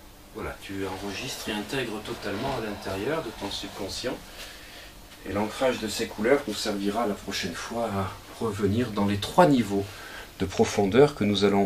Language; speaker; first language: French; native; French